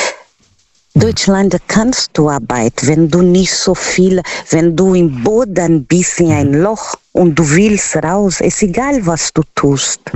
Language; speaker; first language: German; non-native, learner; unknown